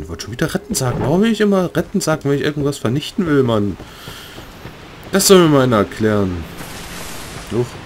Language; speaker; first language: German; native; German